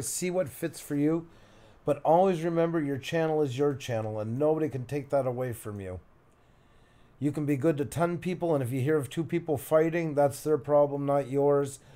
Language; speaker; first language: English; native; English